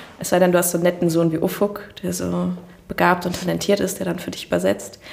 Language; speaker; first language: German; early bilingual, other home language; Turkish